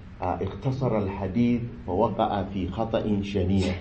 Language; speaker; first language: Arabic; non-native, fluent; Hausa